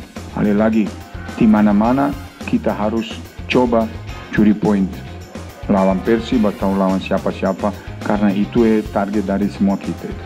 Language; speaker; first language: Indonesian; non-native, fluent; Serbian